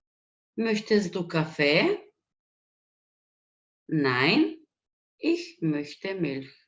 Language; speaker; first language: German; non-native, fluent; Macedonian